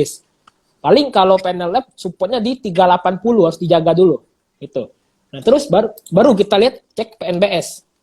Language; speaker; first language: Indonesian; native; Indonesian